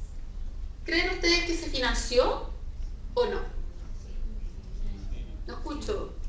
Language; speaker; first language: Spanish; native; Spanish